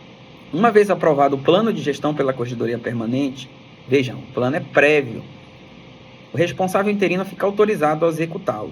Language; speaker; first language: Portuguese; native; Portuguese